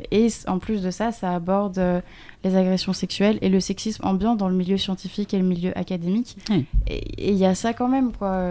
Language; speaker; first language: French; native; French